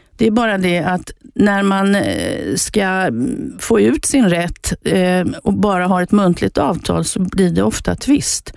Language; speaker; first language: Swedish; native; Swedish